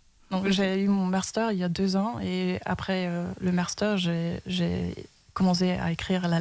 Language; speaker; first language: French; early bilingual, heritage; Danish